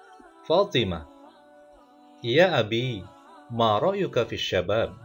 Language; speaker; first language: Arabic; non-native, learner; Indonesian